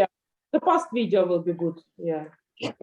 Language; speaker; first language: English; non-native, fluent; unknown